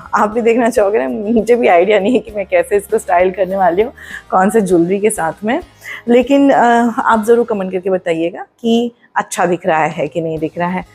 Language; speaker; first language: Hindi; non-native, local second language; Marathi